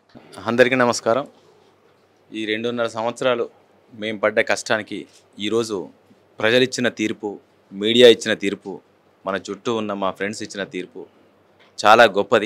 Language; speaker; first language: Telugu; native; Telugu